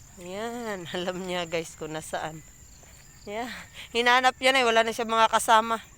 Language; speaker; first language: Filipino; non-native, local second language; Cebuano